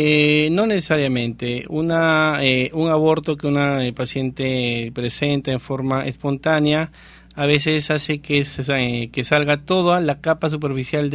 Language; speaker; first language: Spanish; native; Spanish